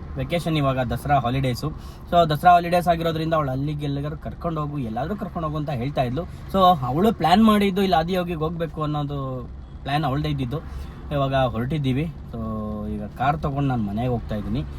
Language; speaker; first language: Kannada; native; Kannada